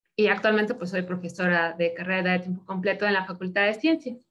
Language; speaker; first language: Spanish; native; Spanish